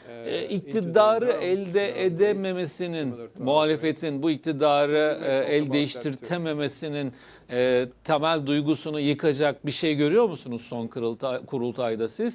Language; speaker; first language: Turkish; native; Turkish